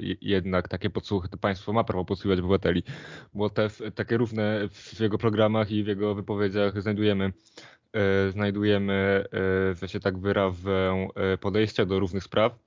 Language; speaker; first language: Polish; native; Polish